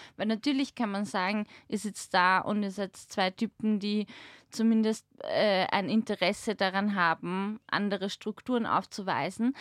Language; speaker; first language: German; native; German